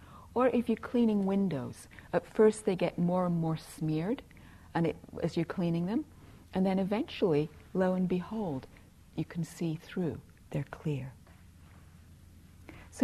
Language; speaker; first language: English; native; English